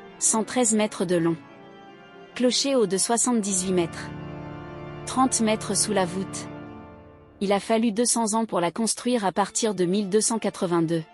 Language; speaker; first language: French; native; French